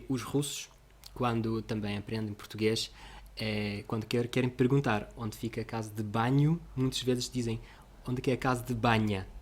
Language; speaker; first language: Portuguese; non-native, fluent; Russian